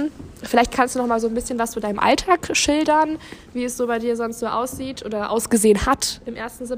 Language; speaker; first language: German; native; German